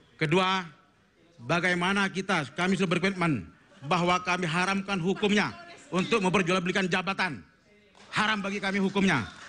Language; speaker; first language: Indonesian; non-native, local second language; Madurese